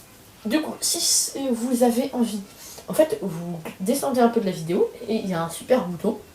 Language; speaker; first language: French; native; French